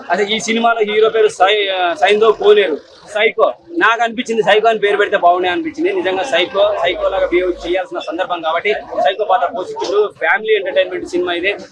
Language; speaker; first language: Telugu; native; Telugu